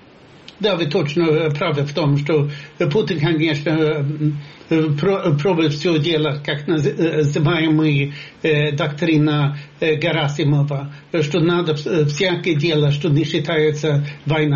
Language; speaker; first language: Russian; non-native, fluent; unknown